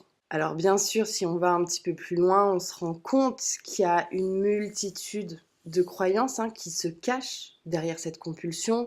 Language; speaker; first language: French; native; French